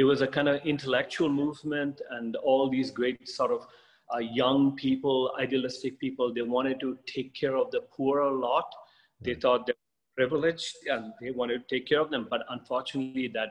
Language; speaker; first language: English; non-native, local second language; Bangla